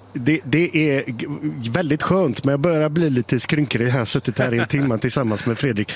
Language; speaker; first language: Swedish; native; Swedish